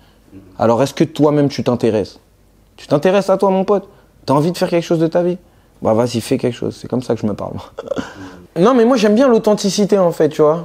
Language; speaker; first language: French; native; French